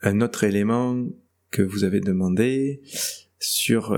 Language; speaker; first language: French; native; French